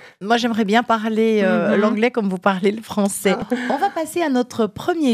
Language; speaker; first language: French; native; French